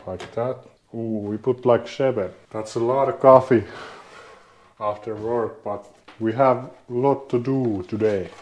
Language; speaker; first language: English; non-native, learner; Finnish